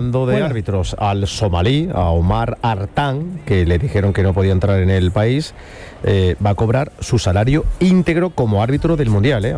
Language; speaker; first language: Spanish; native; Spanish